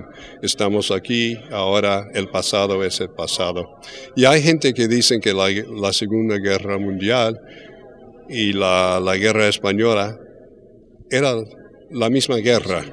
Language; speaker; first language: Spanish; early bilingual, heritage; English